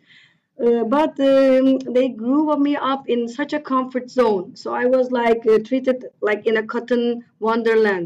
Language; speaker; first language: English; non-native, fluent; Turkish